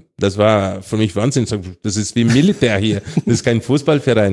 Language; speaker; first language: German; non-native, fluent; Portuguese